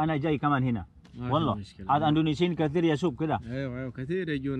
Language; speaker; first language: Arabic; non-native, learner; Indonesian